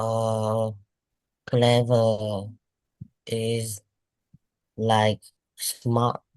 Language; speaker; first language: English; non-native, learner; Vietnamese